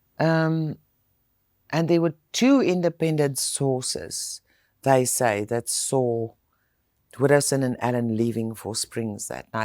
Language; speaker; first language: English; non-native, local second language; Afrikaans